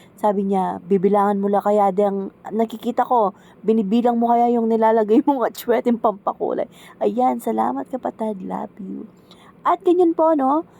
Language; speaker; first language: Filipino; native; Filipino